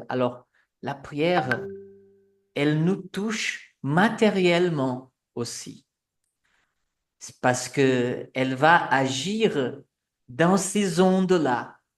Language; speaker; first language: French; non-native, fluent; Portuguese